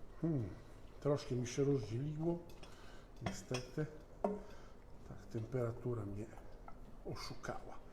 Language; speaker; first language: Polish; non-native, fluent; Italian